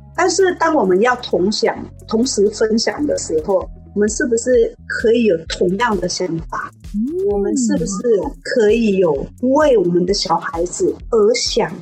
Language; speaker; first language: Chinese; non-native, fluent; Thai